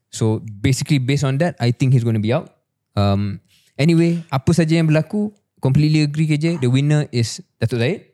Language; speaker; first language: English; non-native, local second language; Malay